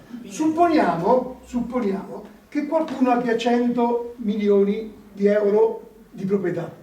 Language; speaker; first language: Italian; native; Italian